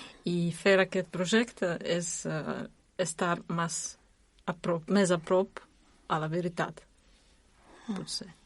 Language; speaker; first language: Catalan; non-native, learner; Russian